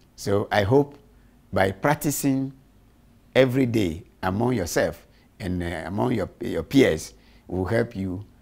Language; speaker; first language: English; non-native, local second language; Akan